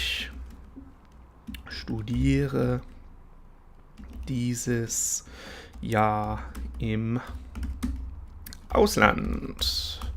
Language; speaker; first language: German; non-native, fluent; English